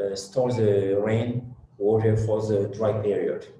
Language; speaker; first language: English; non-native, fluent; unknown